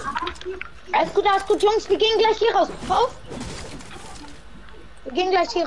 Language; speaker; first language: German; early bilingual, other home language; Macedonian